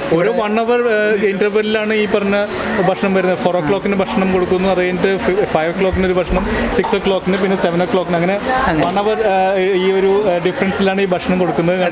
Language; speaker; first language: Malayalam; native; Malayalam